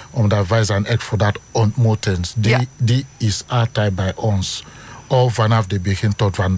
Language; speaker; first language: Dutch; non-native, fluent; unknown